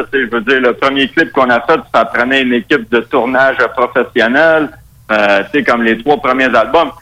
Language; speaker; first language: French; non-native, local second language; Spanish